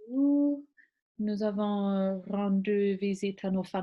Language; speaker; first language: French; non-native, learner; English